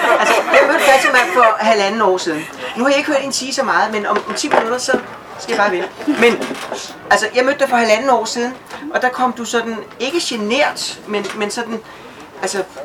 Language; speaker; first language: Danish; native; Danish